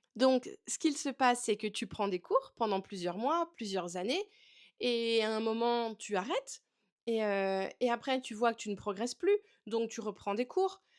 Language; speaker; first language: French; native; French